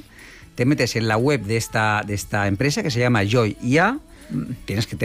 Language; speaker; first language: Spanish; native; Spanish